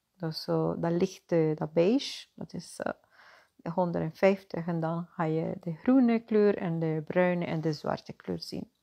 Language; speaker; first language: Dutch; non-native, fluent; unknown